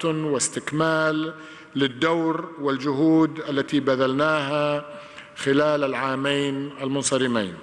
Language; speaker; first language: Arabic; native; Arabic